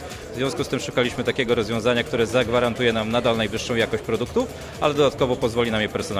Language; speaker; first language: Polish; native; Polish